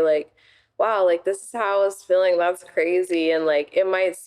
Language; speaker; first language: English; native; English